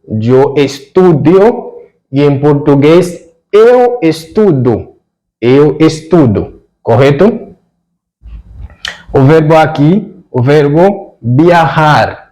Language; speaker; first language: Portuguese; non-native, fluent; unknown